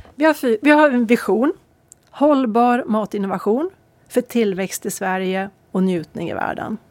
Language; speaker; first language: Swedish; native; Swedish